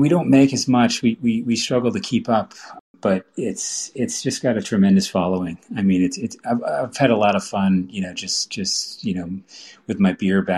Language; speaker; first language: English; native; English